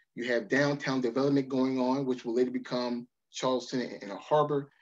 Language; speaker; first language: English; native; English